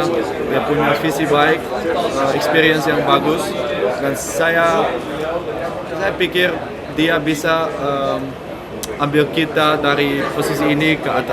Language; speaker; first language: Indonesian; non-native, fluent; Dutch